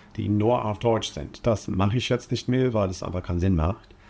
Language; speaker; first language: German; non-native, fluent; English